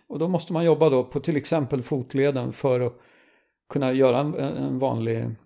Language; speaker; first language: Swedish; native; Swedish